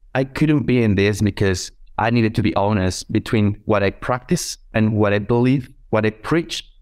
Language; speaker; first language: English; non-native, fluent; Spanish